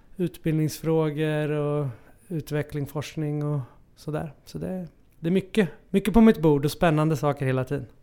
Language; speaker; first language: Swedish; native; Swedish